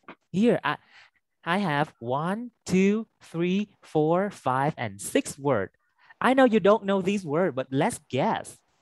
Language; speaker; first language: English; non-native, fluent; Vietnamese